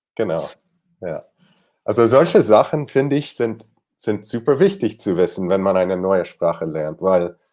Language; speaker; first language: German; non-native, fluent; English